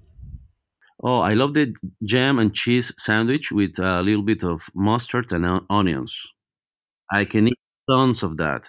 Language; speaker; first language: English; non-native, fluent; Spanish